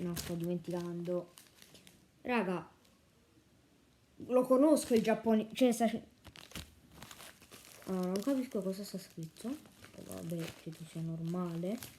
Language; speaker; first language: Italian; native; Italian